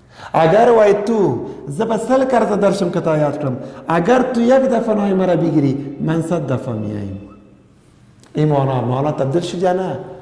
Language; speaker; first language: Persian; non-native, local second language; Pashto